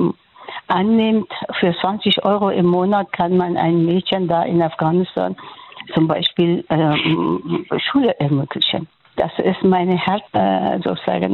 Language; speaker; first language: German; non-native, fluent; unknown